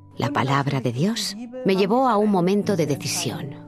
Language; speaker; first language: Spanish; non-native, fluent; German